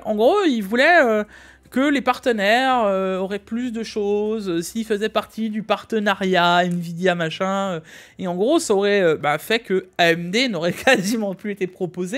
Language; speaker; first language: French; native; French